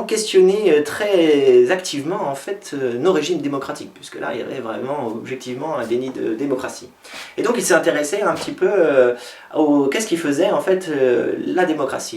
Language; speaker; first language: French; native; French